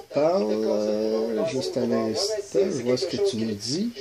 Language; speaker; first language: French; native; French